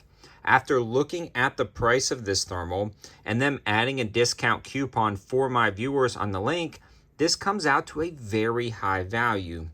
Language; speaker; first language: English; native; English